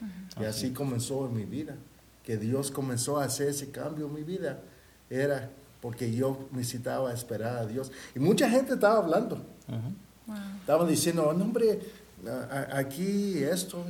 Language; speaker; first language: Spanish; early bilingual, heritage; Spanish